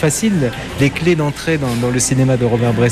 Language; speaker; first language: French; native; French